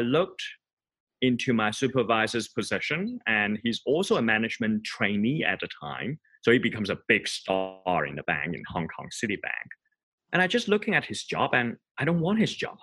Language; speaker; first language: English; non-native, local second language; Cantonese